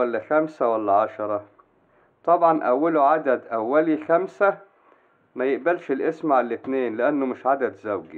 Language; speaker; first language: Arabic; native; Arabic